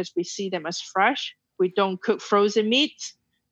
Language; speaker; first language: English; non-native, local second language; Cantonese